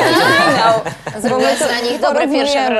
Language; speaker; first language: Polish; native; Polish